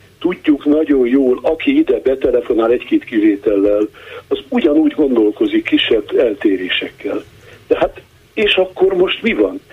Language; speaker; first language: Hungarian; native; Hungarian